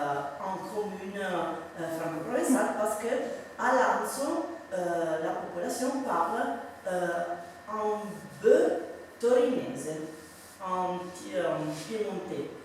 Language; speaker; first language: French; non-native, fluent; Italian